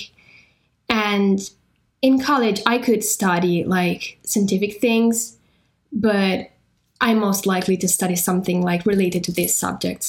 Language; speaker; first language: English; non-native, fluent; Italian